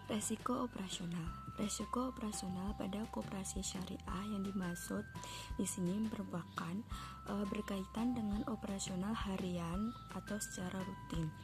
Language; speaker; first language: Indonesian; native; Indonesian